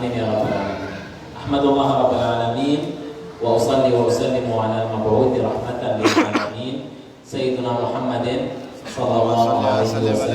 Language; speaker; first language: Indonesian; non-native, learner; Arabic